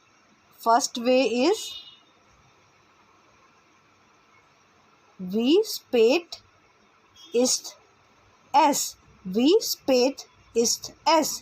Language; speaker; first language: German; non-native, learner; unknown